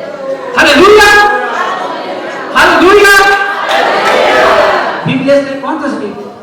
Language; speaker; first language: Portuguese; non-native, learner; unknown